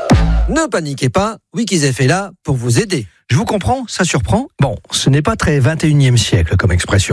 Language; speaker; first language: French; native; French